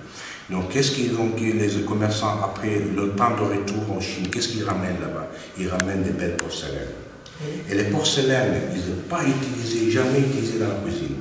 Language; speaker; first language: French; non-native, fluent; Arabic